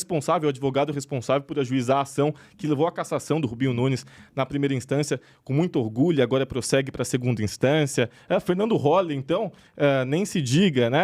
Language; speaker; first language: Portuguese; native; Portuguese